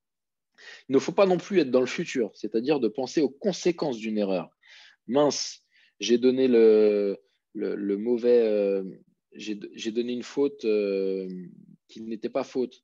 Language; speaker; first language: French; native; French